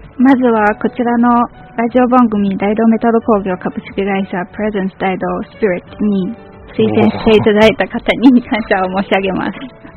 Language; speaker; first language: Japanese; non-native, fluent; Chinese